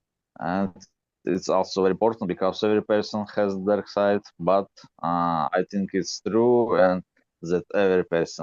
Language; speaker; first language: English; non-native, learner; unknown